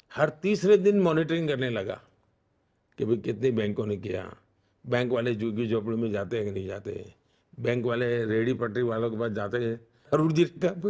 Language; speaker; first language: Hindi; non-native, local second language; Gujarati